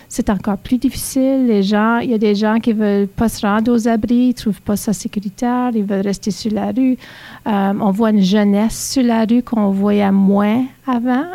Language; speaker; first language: French; native; French